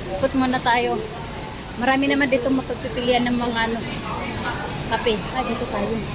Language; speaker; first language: Filipino; non-native, local second language; Cebuano